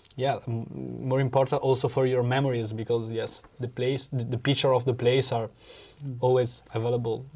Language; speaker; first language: English; non-native, learner; Italian